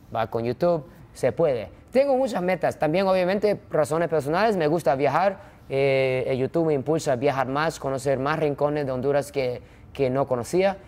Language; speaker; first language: Spanish; non-native, fluent; Japanese